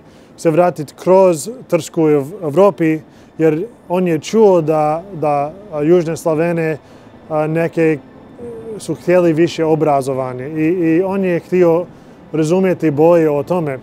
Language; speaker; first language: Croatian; non-native, learner; English